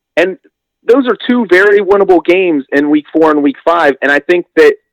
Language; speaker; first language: English; native; English